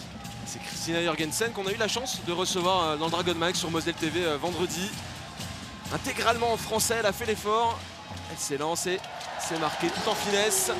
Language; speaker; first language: French; native; French